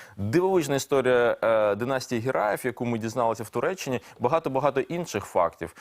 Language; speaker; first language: Ukrainian; non-native, local second language; Russian